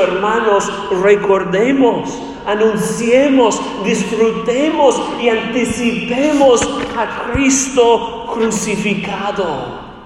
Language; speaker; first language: Spanish; non-native, fluent; English